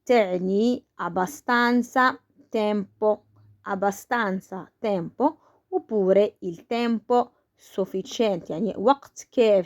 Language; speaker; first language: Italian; non-native, fluent; Arabic